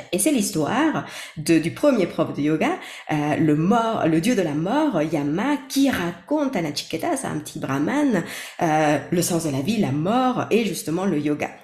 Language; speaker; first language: French; non-native, fluent; Spanish